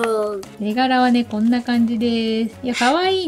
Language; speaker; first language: Japanese; native; Japanese